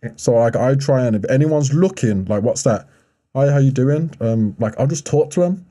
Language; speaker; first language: English; native; English